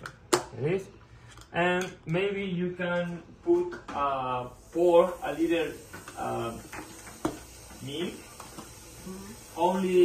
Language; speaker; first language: English; non-native, learner; Spanish